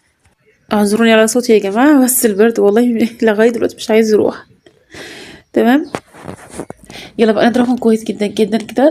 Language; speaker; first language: Arabic; native; Arabic